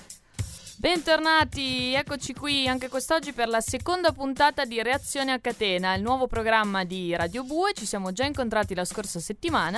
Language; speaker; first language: Italian; native; Italian